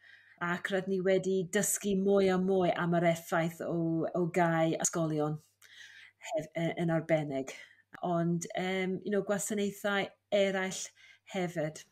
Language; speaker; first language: Welsh; non-native, fluent; English